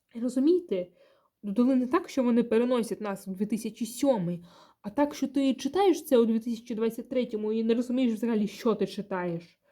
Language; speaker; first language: Ukrainian; non-native, local second language; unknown